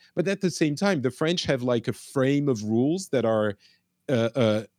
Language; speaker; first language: English; non-native, fluent; Arabic